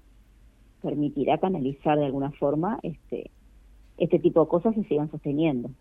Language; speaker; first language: Spanish; native; Spanish